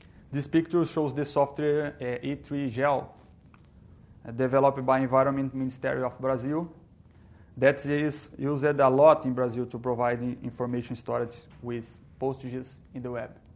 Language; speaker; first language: English; non-native, learner; Portuguese